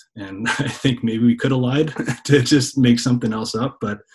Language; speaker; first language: English; native; English